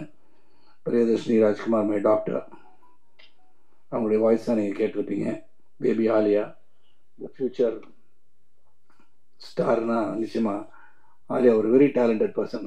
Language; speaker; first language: Tamil; native; Tamil